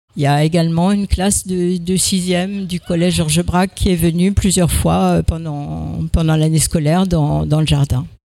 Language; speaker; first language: French; native; French